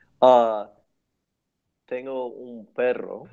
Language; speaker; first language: Spanish; early bilingual, other home language; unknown